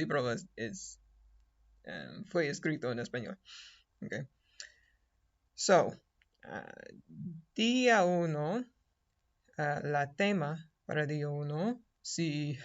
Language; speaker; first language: Spanish; non-native, fluent; English